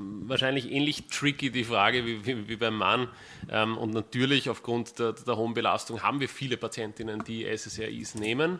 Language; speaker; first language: German; native; German